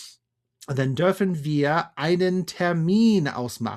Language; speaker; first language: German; non-native, fluent; English